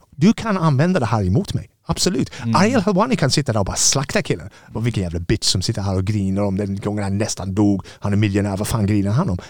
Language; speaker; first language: Swedish; non-native, fluent; English